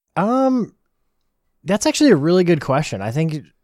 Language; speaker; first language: English; native; English